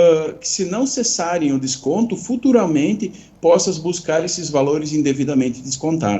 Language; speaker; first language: Portuguese; native; Portuguese